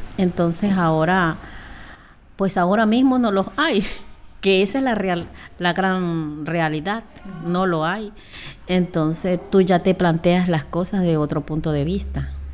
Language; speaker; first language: Spanish; native; Spanish